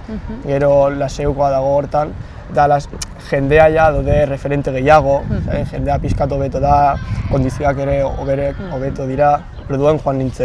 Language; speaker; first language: Basque; non-native, local second language; Spanish